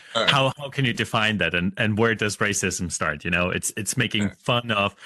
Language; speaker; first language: English; non-native, fluent; German